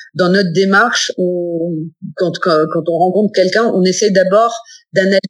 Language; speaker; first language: French; native; French